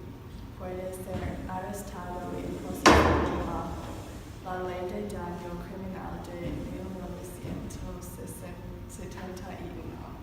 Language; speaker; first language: Spanish; non-native, learner; English